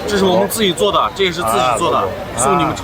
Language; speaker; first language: Chinese; native; Chinese